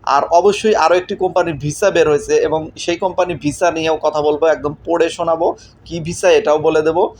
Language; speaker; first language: Bangla; native; Bangla